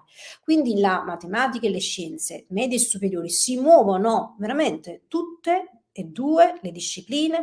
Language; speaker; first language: Italian; native; Italian